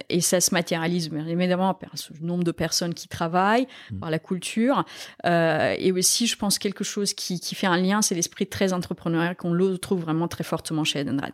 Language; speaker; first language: French; non-native, fluent; Romanian